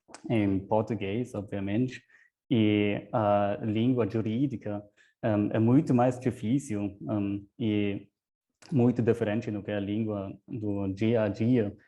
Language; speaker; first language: Portuguese; non-native, fluent; German